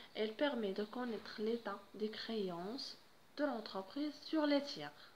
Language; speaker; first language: French; non-native, local second language; Arabic